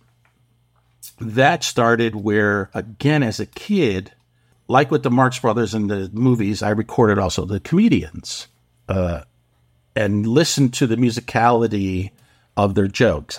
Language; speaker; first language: English; native; English